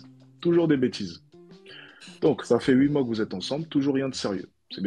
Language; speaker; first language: French; native; French